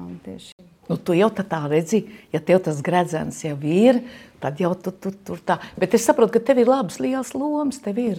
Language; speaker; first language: Latvian; native; Latvian